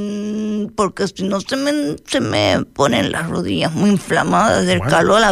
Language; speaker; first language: Spanish; native; Spanish